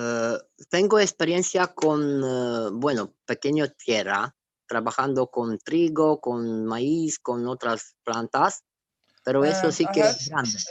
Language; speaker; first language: Spanish; non-native, fluent; Romanian